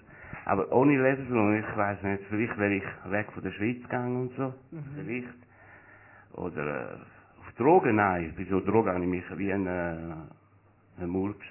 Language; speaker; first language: German; non-native, learner; Italian